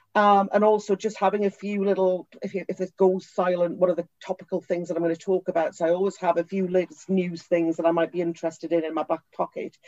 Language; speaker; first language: English; native; English